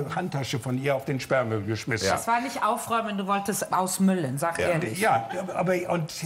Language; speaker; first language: German; non-native, fluent; English